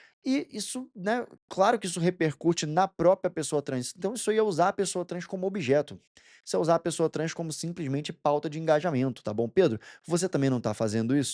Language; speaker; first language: Portuguese; native; Portuguese